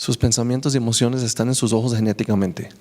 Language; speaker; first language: Spanish; native; Spanish